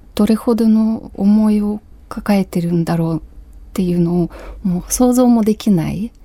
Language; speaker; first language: Japanese; non-native, fluent; Ukrainian